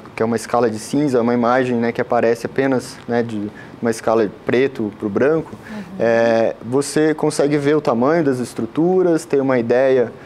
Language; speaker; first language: Portuguese; native; Portuguese